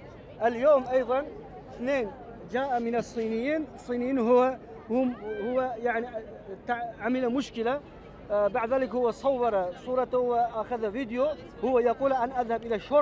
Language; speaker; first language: Arabic; non-native, learner; Uyghur